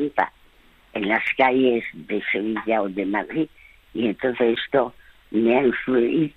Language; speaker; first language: Spanish; early bilingual, other home language; French